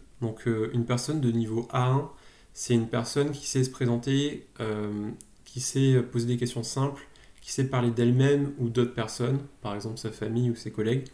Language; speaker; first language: French; native; French